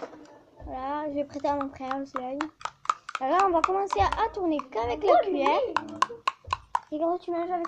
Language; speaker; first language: French; native; French